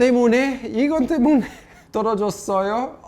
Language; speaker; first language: Korean; non-native, fluent; Italian